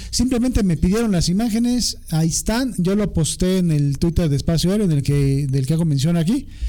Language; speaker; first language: Spanish; native; Spanish